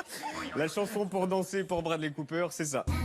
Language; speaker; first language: French; native; French